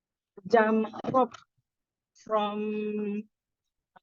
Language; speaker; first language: English; non-native, learner; Indonesian